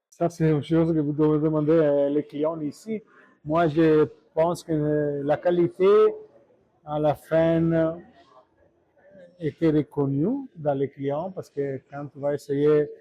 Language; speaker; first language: French; non-native, learner; Italian